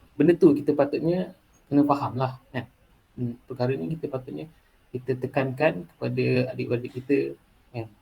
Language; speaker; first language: Malay; native; Malay